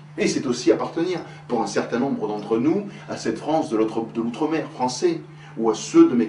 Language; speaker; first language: French; native; French